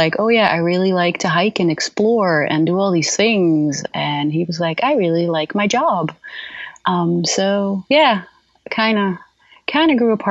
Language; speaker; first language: English; non-native, fluent; Dutch